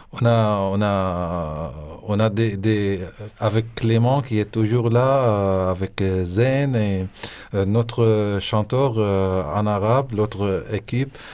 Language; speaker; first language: French; non-native, fluent; Arabic